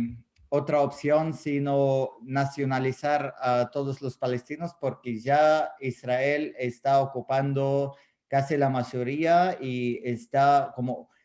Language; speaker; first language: Spanish; non-native, fluent; Arabic